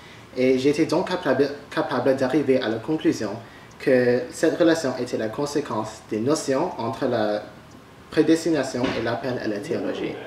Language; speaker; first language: French; non-native, learner; English